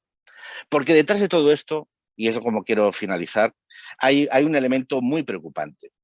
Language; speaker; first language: Spanish; native; Spanish